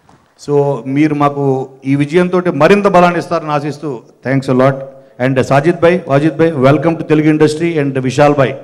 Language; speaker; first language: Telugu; native; Telugu